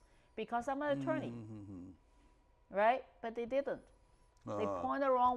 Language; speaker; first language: English; non-native, fluent; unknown